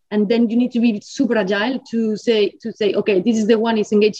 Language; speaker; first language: English; non-native, fluent; Spanish